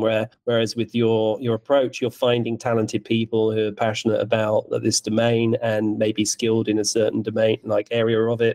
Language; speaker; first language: English; native; English